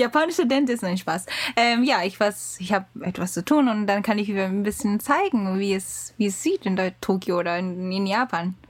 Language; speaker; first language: German; non-native, learner; Japanese